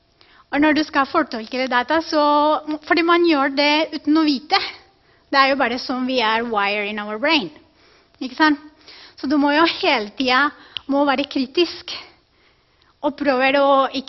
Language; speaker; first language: Norwegian; non-native, fluent; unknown